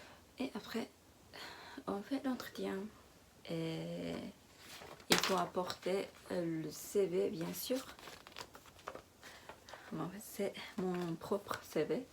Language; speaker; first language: French; non-native, learner; Japanese